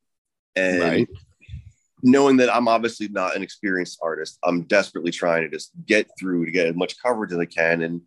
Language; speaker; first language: English; native; English